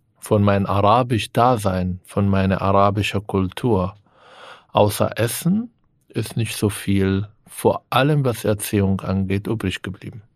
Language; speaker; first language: German; non-native, fluent; Arabic